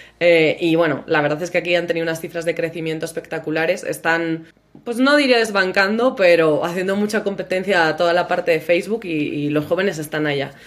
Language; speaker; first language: Spanish; native; Spanish